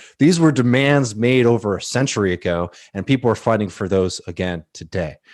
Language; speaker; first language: English; native; English